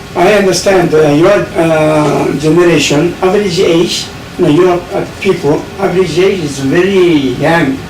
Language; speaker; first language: English; non-native, learner; Japanese